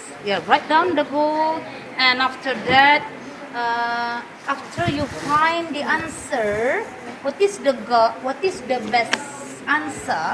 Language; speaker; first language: English; non-native, learner; Indonesian